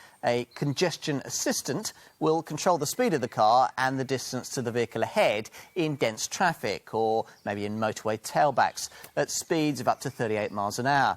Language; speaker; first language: English; native; English